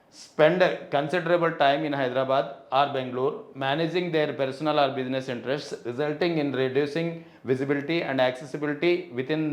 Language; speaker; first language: English; non-native, local second language; Telugu